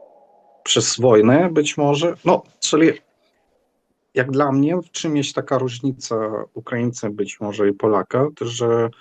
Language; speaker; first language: Polish; non-native, fluent; Ukrainian